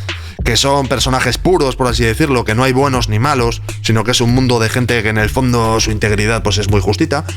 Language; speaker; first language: Spanish; native; Spanish